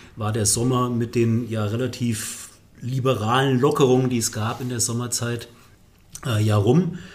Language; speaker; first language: German; native; German